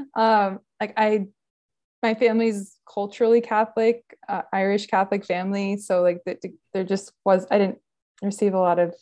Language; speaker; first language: English; native; English